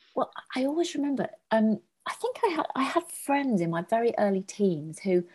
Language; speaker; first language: English; native; English